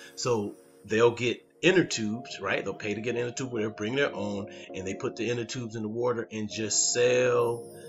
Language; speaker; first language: English; native; English